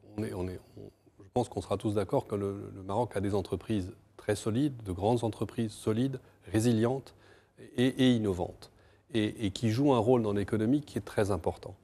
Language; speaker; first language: French; non-native, fluent; Portuguese